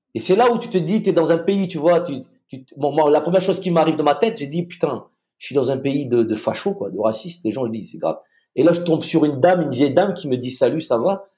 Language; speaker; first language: French; native; French